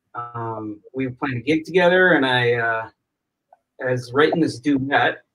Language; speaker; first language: English; native; English